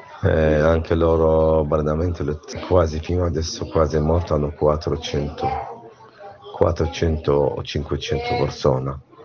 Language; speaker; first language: Italian; non-native, learner; Arabic